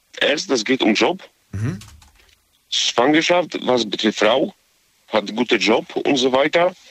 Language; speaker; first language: German; non-native, learner; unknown